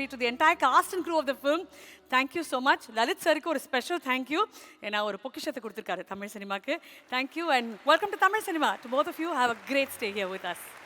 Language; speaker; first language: Tamil; native; Tamil